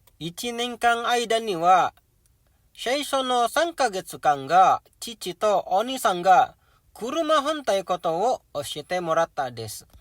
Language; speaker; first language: Japanese; non-native, learner; Indonesian